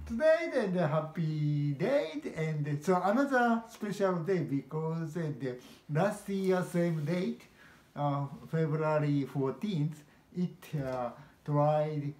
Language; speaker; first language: English; non-native, learner; Japanese